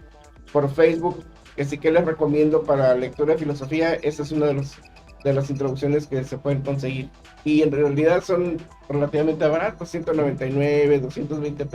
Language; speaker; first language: Spanish; native; Spanish